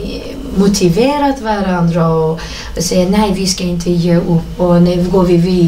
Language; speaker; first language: Swedish; non-native, fluent; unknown